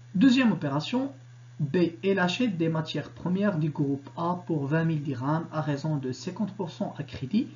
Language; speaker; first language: French; non-native, local second language; Arabic